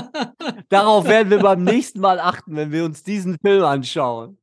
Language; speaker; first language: German; native; German